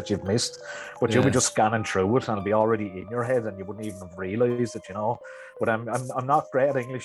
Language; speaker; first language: English; native; English